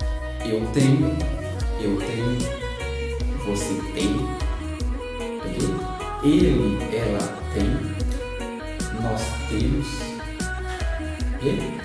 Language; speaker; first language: Portuguese; non-native, learner; Haitian Creole